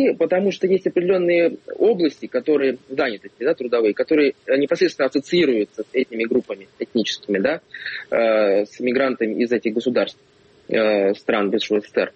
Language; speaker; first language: Russian; native; Russian